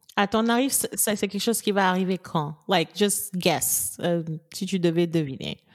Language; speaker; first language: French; non-native, local second language; Wolof